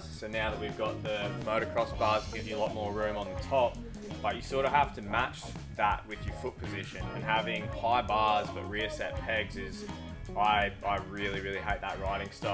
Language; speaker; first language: English; native; English